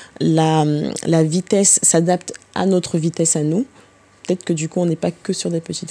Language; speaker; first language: French; native; French